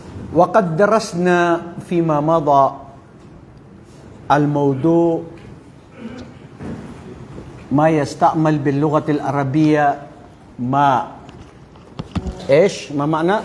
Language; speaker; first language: Arabic; non-native, fluent; Filipino